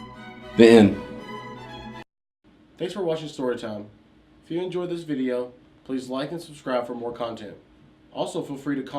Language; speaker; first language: English; native; English